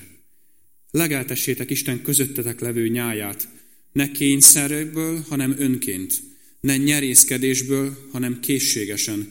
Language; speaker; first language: Hungarian; native; Hungarian